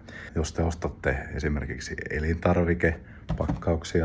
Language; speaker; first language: Finnish; native; Finnish